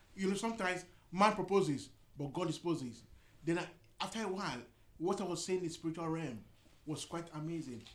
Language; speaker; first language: English; non-native, local second language; Yoruba